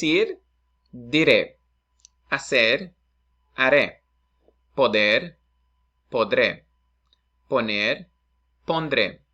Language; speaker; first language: Spanish; non-native, fluent; English